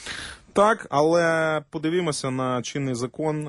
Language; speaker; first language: Ukrainian; native; Ukrainian